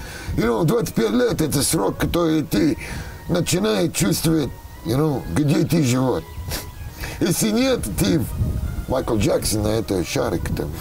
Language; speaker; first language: Russian; non-native, learner; English